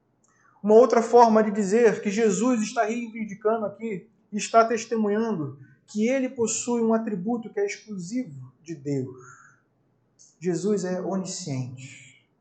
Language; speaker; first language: Portuguese; native; Portuguese